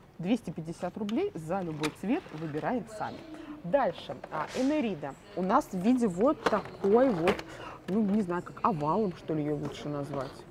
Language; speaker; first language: Russian; native; Russian